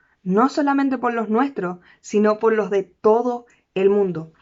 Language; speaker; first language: Spanish; native; Spanish